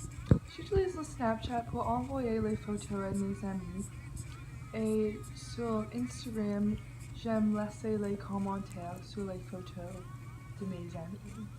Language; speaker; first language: French; non-native, learner; English